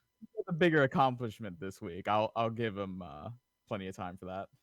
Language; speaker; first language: English; native; English